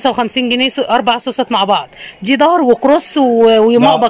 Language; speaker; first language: Arabic; native; Arabic